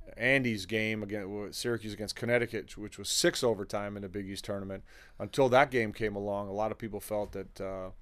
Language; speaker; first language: English; native; English